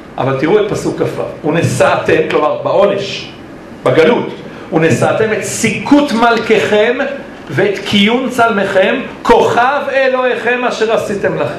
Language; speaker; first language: Hebrew; native; Hebrew